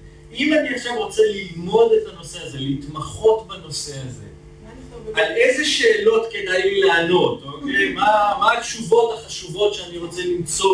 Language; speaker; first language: Hebrew; native; Hebrew